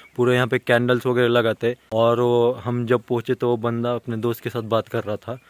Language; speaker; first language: Hindi; non-native, local second language; Marathi